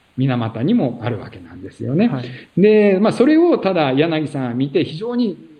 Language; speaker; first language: Japanese; native; Japanese